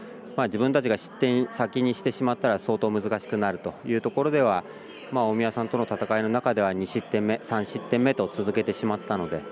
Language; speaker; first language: Japanese; native; Japanese